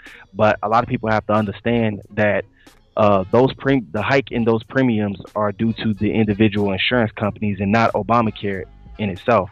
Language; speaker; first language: English; native; English